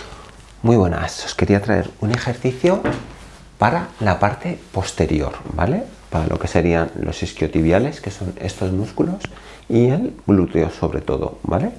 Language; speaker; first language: Spanish; native; Spanish